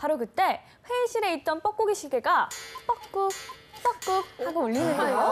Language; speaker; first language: Korean; native; Korean